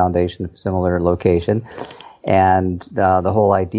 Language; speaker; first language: English; native; English